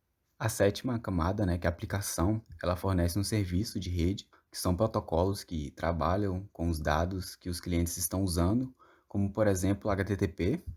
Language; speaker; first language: Portuguese; native; Portuguese